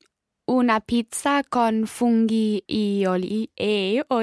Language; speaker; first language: Italian; non-native, learner; English